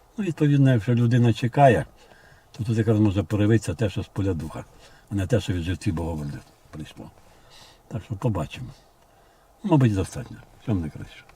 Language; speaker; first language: Ukrainian; non-native, local second language; Russian